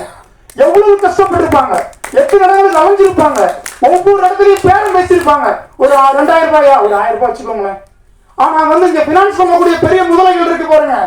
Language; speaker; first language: Tamil; native; Tamil